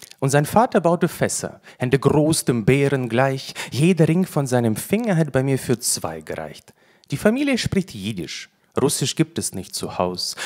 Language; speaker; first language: German; early bilingual, other home language; Russian